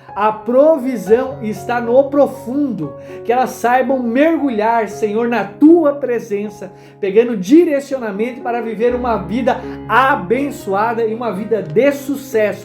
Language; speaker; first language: Portuguese; native; Portuguese